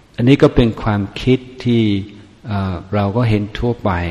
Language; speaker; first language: Thai; non-native, fluent; English